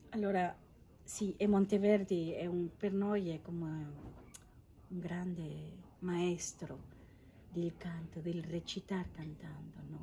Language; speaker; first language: Italian; non-native, fluent; Catalan